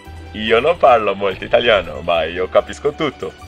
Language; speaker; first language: Italian; non-native, learner; Portuguese